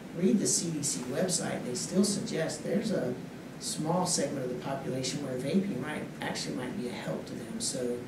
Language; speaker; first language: English; native; English